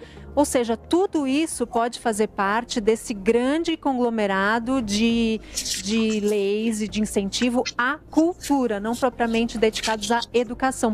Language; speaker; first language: Portuguese; native; Portuguese